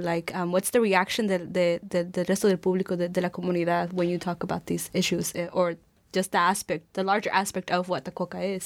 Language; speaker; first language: English; early bilingual, other home language; Spanish